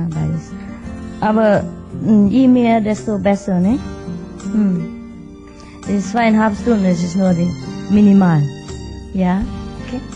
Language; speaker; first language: German; non-native, fluent; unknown